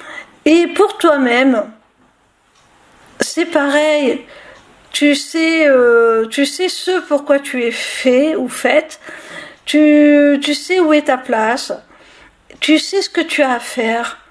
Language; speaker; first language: French; native; French